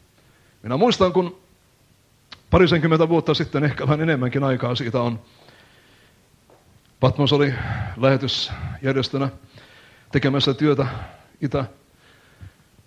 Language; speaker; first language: Finnish; native; Finnish